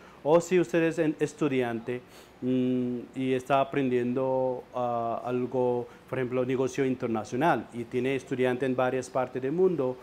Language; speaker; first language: Spanish; non-native, learner; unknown